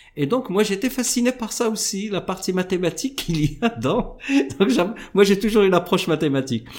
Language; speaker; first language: French; non-native, local second language; Arabic